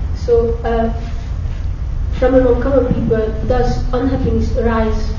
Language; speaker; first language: English; non-native, fluent; Hungarian